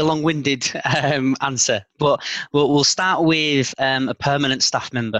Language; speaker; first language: English; native; English